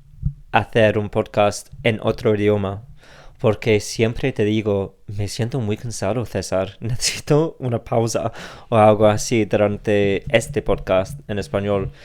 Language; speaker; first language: Spanish; non-native, fluent; English